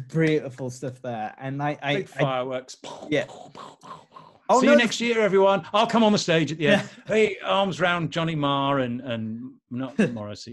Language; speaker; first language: English; native; English